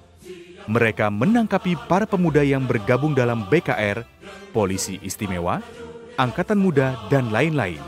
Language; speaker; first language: Indonesian; native; Indonesian